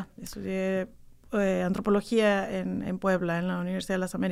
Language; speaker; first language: Spanish; native; Spanish